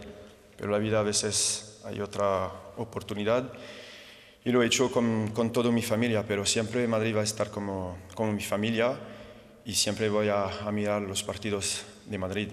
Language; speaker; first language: Spanish; non-native, fluent; French